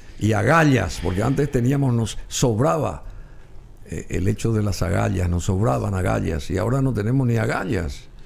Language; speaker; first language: Spanish; native; Spanish